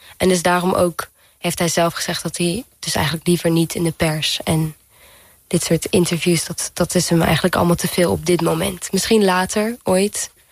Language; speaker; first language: Dutch; early bilingual, heritage; Dutch